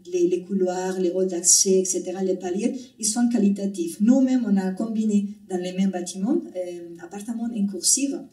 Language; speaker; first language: French; non-native, fluent; Spanish